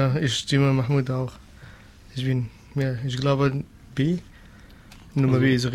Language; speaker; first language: German; non-native, learner; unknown